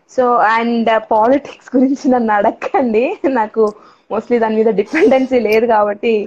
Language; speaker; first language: Telugu; non-native, local second language; Tamil